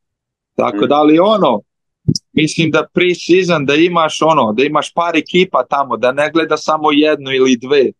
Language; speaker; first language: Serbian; early bilingual, heritage; Slovenian